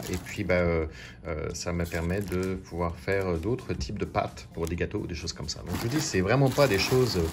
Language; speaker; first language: French; native; French